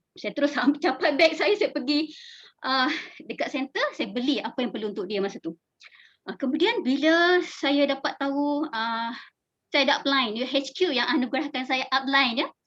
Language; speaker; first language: Malay; native; Malay